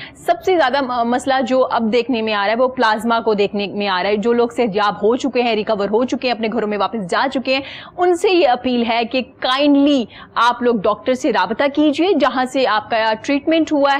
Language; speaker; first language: Urdu; native; Urdu